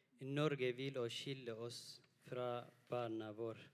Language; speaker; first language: Norwegian; non-native, learner; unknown